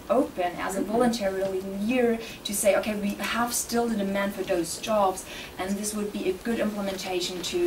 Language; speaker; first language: English; non-native, fluent; German